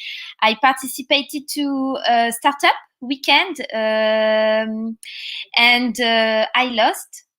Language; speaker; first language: English; non-native, learner; French